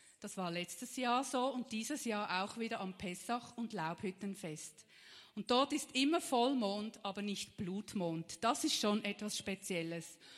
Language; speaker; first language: German; native; German